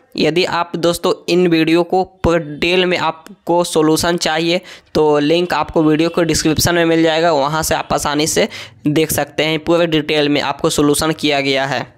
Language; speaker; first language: Hindi; native; Hindi